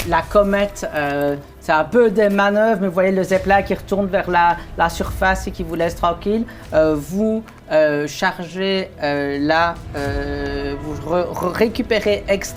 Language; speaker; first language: French; native; French